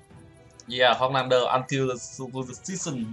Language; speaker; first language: English; non-native, learner; Vietnamese